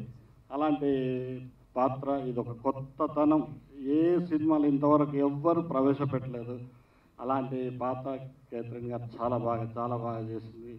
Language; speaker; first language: Telugu; native; Telugu